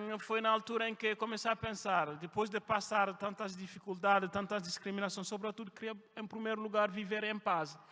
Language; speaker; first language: Portuguese; non-native, fluent; French